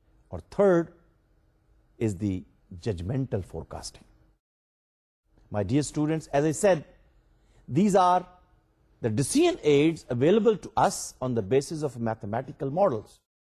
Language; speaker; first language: English; non-native, local second language; Urdu